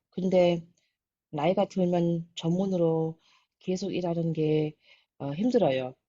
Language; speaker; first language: Korean; early bilingual, heritage; Korean